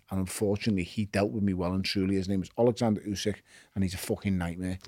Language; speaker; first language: English; native; English